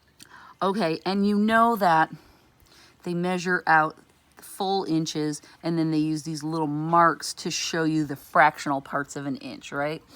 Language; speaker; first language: English; native; English